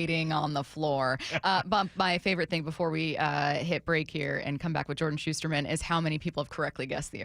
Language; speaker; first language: English; native; English